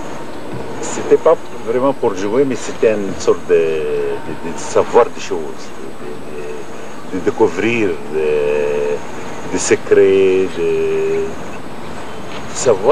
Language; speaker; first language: French; non-native, fluent; Arabic